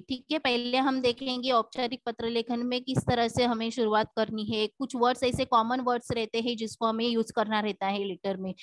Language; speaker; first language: Hindi; non-native, local second language; Marathi